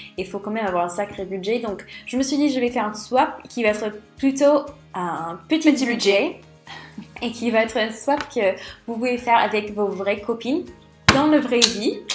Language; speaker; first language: French; non-native, fluent; English